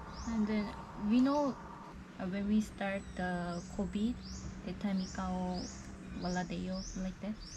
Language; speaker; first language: English; non-native, learner; Korean